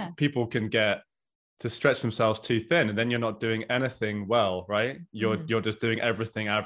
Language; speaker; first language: English; native; English